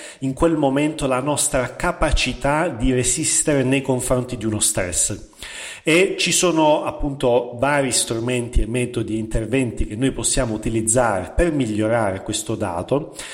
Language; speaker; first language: Italian; native; Italian